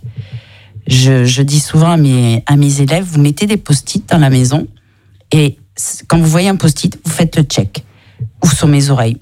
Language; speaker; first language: French; native; French